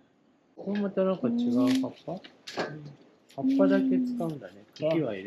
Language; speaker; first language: Japanese; native; Japanese